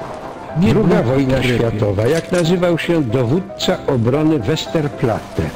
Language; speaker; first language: Polish; native; Polish